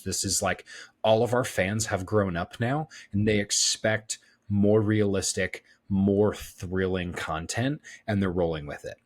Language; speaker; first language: English; native; English